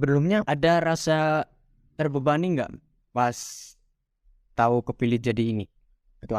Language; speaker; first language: Indonesian; native; Indonesian